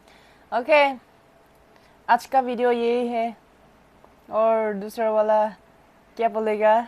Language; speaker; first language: Hindi; non-native, local second language; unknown